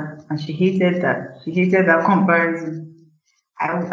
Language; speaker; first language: English; non-native, local second language; Yoruba